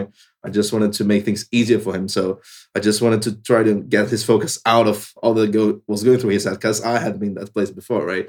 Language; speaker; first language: English; non-native, fluent; Portuguese